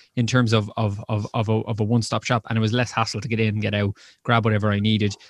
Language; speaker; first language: English; native; English